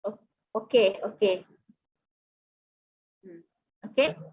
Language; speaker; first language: English; non-native, local second language; Malay